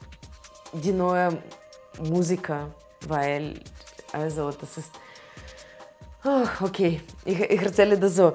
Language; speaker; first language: German; non-native, learner; Russian